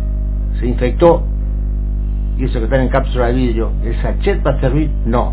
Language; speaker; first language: Spanish; native; Spanish